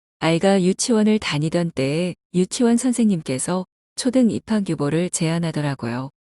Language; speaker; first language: Korean; non-native, fluent; Chinese